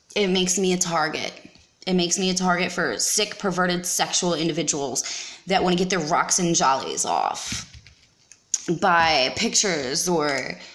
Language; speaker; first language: English; native; English